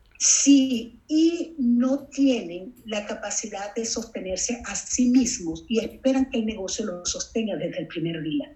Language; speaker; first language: Spanish; native; Spanish